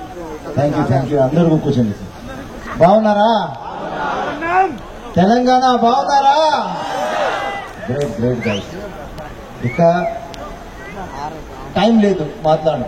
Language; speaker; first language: Telugu; non-native, learner; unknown